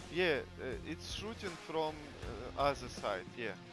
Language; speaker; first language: English; non-native, learner; Russian